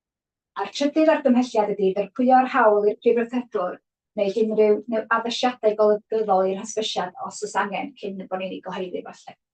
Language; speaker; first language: Welsh; native; Welsh